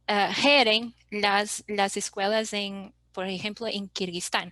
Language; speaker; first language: Spanish; non-native, fluent; Portuguese